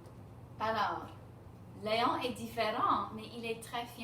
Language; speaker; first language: French; non-native, fluent; English